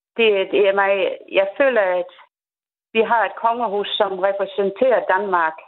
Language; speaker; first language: Danish; non-native, fluent; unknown